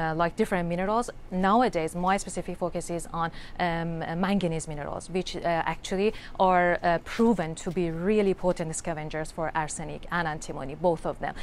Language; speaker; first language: English; non-native, fluent; Persian